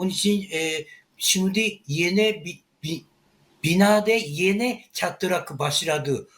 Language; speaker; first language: Turkish; non-native, learner; Japanese